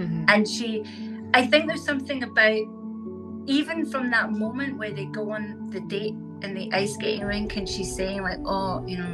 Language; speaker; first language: English; native; English